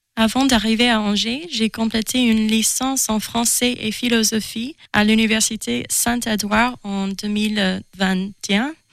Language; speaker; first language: French; non-native, learner; English